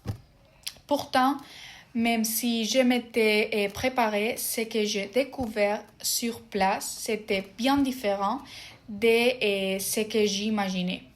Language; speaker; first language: French; non-native, fluent; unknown